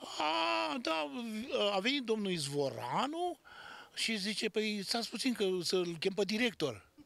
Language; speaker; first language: Romanian; native; Romanian